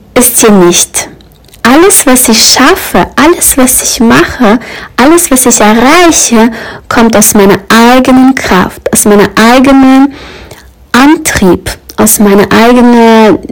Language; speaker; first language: German; early bilingual, other home language; Russian